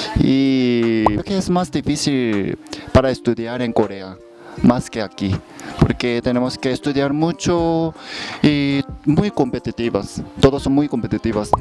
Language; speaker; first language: Spanish; non-native, learner; Korean